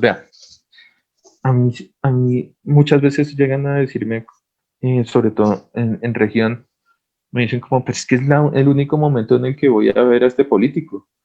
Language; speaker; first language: Spanish; native; Spanish